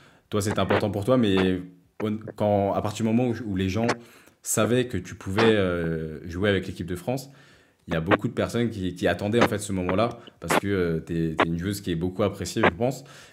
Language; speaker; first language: French; native; French